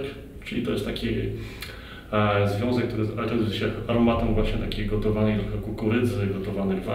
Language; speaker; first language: Polish; native; Polish